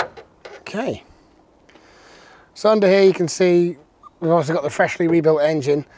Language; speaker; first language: English; native; English